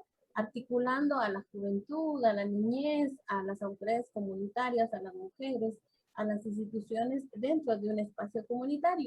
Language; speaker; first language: Spanish; native; Spanish